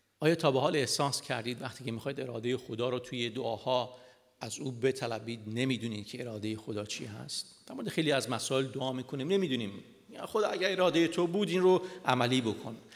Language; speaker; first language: Persian; non-native, local second language; Armenian